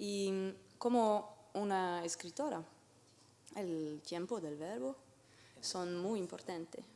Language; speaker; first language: Spanish; non-native, learner; French